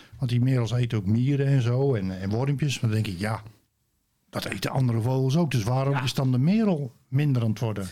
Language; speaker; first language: Dutch; native; Dutch